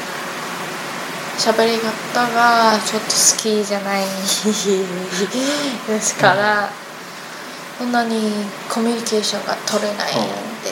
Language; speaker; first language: Japanese; non-native, learner; Chinese